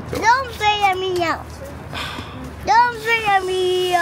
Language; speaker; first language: Swedish; early bilingual, heritage; Swedish